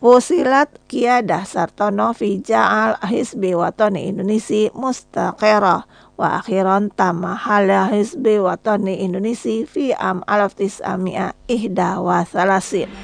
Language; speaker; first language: Arabic; non-native, fluent; Indonesian